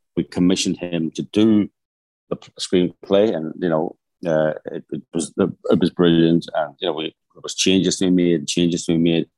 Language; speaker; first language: English; native; English